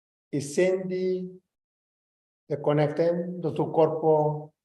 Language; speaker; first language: Spanish; non-native, learner; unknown